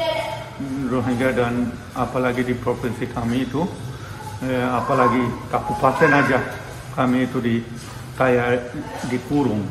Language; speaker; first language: Indonesian; non-native, learner; Rohingya